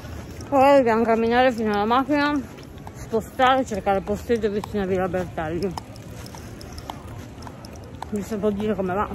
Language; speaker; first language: Italian; native; Italian